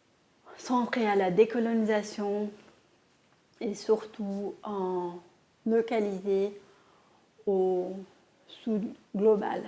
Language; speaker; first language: French; non-native, fluent; Portuguese